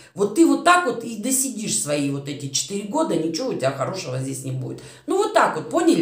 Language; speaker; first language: Russian; native; Russian